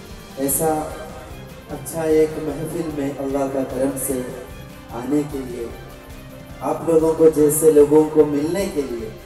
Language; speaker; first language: Hindi; non-native, learner; Malayalam